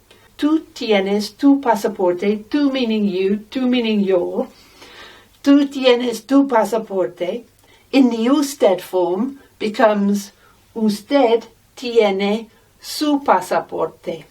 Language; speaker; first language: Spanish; non-native, fluent; English